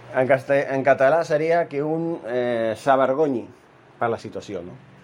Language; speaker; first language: Spanish; non-native, local second language; Catalan